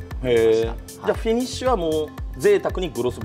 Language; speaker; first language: Japanese; native; Japanese